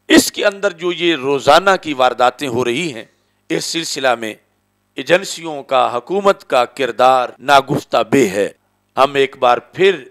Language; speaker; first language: Urdu; non-native, local second language; Punjabi